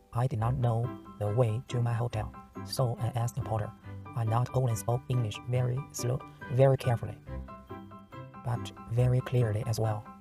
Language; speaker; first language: English; non-native, learner; Chinese